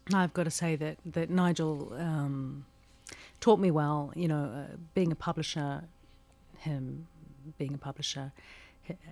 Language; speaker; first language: English; native; English